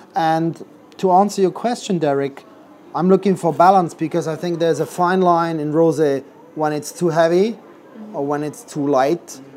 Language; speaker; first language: English; non-native, fluent; Swiss German